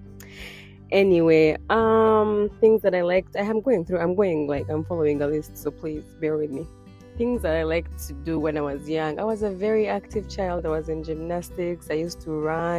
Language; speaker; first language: English; non-native, local second language; Ganda